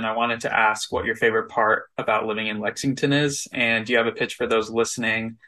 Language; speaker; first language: English; native; English